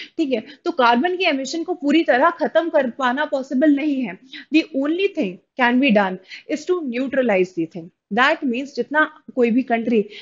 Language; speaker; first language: Hindi; native; Hindi